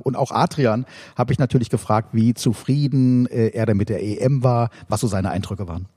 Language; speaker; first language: German; native; German